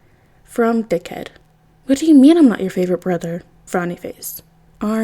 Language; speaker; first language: English; native; English